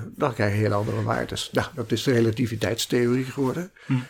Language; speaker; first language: Dutch; native; Dutch